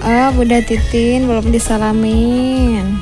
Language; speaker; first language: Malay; non-native, local second language; Javanese